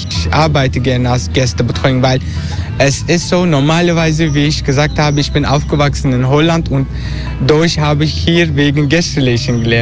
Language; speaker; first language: German; non-native, learner; Turkish